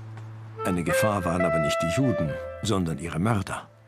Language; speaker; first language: German; native; German